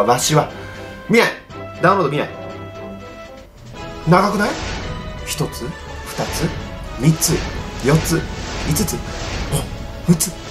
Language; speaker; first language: Japanese; native; Japanese